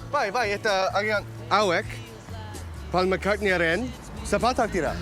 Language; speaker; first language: Basque; non-native, learner; English